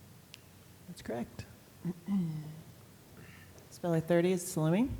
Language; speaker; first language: English; native; English